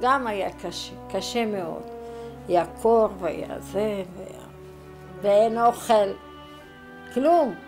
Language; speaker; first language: Hebrew; non-native, fluent; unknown